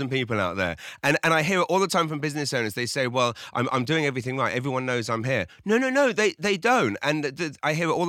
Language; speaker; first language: English; native; English